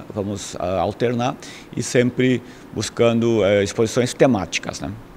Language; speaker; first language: Portuguese; native; Portuguese